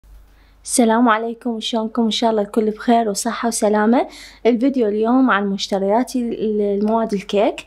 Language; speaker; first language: Arabic; native; Arabic